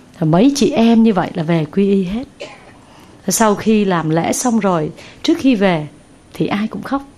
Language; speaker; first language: Vietnamese; native; Vietnamese